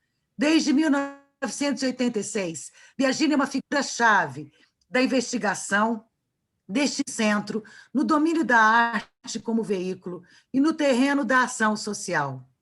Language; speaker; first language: Portuguese; native; Portuguese